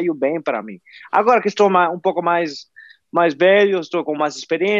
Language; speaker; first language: Portuguese; non-native, fluent; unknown